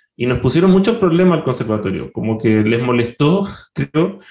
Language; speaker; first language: Spanish; native; Spanish